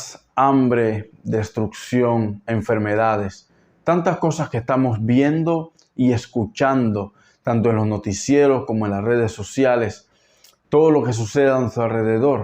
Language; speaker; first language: Spanish; native; Spanish